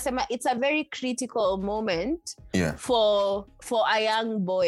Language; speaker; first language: English; non-native, local second language; Swahili